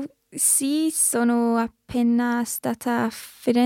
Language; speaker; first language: Italian; non-native, learner; English